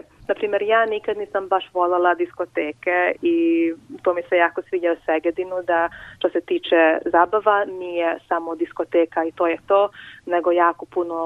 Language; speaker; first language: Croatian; non-native, local second language; Hungarian